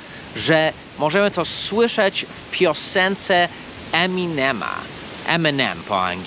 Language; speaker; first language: Polish; non-native, fluent; English